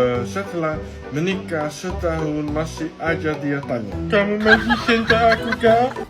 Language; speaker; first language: Indonesian; non-native, learner; Dutch